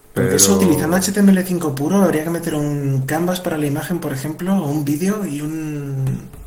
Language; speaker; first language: Spanish; native; Spanish